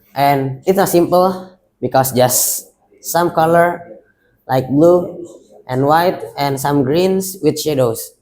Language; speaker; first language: English; non-native, local second language; Indonesian